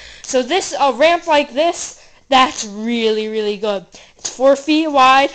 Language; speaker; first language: English; native; English